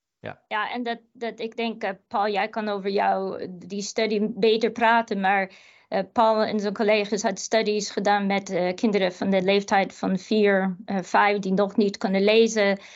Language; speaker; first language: Dutch; non-native, fluent; English